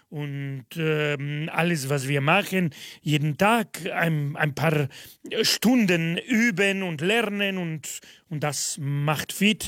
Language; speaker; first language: German; non-native, fluent; Spanish